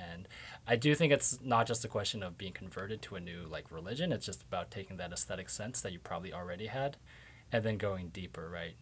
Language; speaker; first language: English; native; English